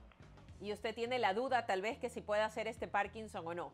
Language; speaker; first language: Spanish; native; Spanish